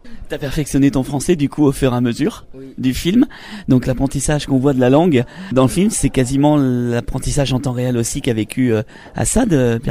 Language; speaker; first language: French; native; French